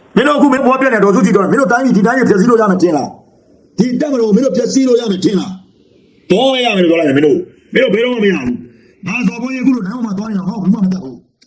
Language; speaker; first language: Burmese; native; Burmese